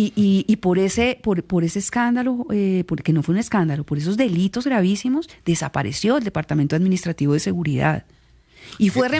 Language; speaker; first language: Spanish; native; Spanish